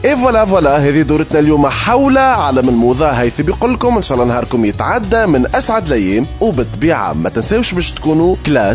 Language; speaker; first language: Arabic; native; Arabic